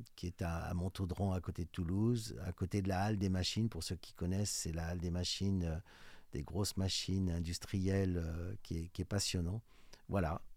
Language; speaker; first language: French; native; French